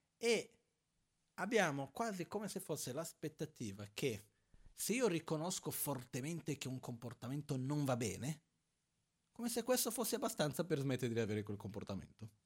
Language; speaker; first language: Italian; non-native, fluent; Portuguese